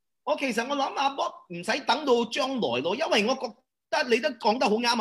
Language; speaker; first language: Cantonese; early bilingual, heritage; Cantonese